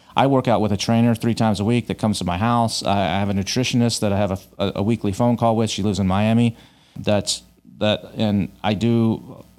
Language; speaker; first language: English; native; English